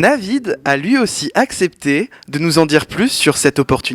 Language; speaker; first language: French; native; French